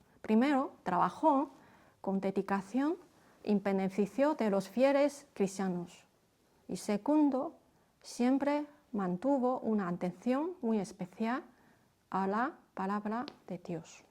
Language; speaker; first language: Spanish; non-native, fluent; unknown